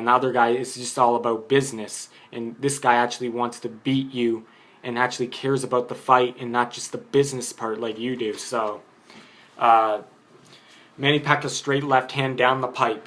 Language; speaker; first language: English; native; English